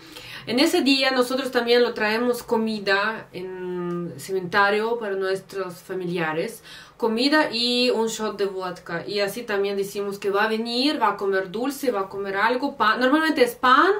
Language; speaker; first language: Spanish; non-native, fluent; Russian